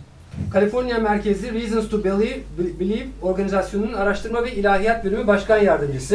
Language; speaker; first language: Turkish; native; Turkish